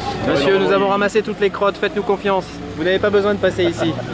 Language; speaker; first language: French; native; French